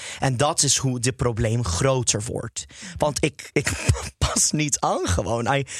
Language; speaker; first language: Dutch; non-native, fluent; English